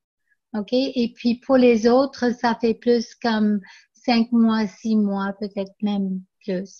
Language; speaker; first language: French; non-native, local second language; English